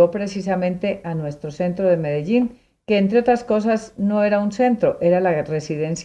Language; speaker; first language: Spanish; native; Spanish